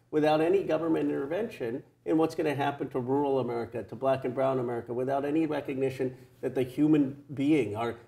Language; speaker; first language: English; native; English